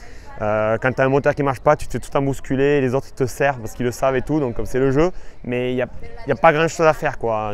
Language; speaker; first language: French; native; French